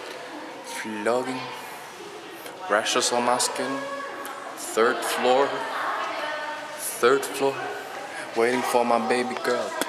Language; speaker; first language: English; non-native, fluent; Indonesian